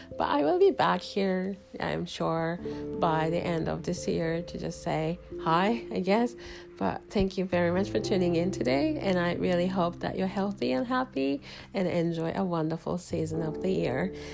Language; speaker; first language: English; non-native, fluent; Japanese